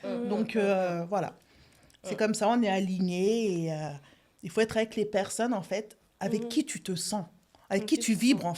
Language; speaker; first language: French; native; French